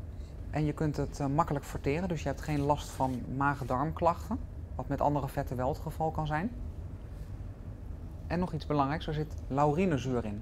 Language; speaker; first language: Dutch; native; Dutch